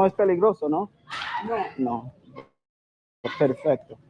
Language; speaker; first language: Spanish; non-native, learner; English